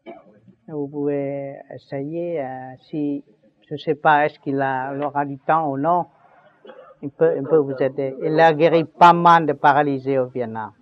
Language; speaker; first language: French; non-native, learner; Vietnamese